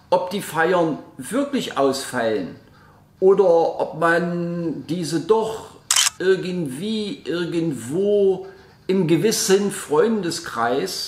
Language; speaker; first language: German; native; German